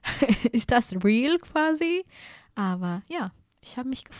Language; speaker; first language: German; non-native, fluent; Indonesian